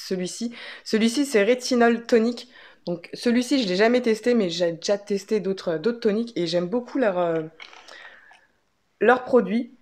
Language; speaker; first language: French; native; French